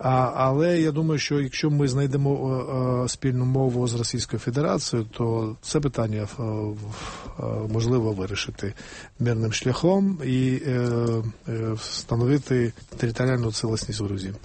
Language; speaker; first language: Ukrainian; non-native, fluent; Georgian